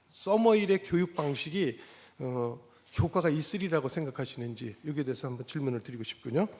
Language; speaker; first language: Korean; native; Korean